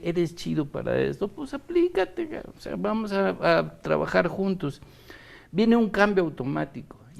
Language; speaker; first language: Spanish; native; Spanish